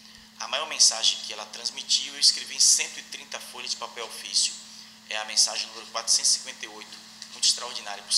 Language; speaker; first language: Portuguese; native; Portuguese